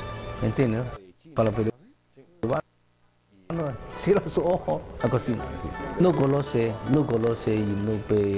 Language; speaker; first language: Spanish; non-native, learner; Cantonese